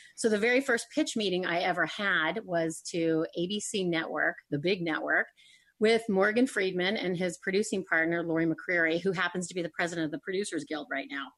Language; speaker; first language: English; native; English